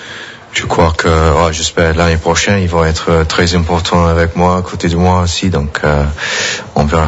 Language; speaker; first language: French; non-native, fluent; English